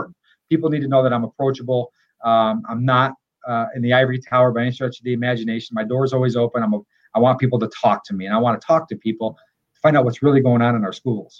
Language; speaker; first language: English; native; English